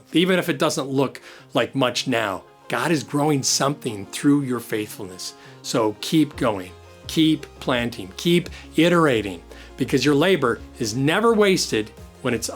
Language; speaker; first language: English; native; English